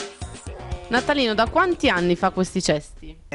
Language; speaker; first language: Italian; native; Italian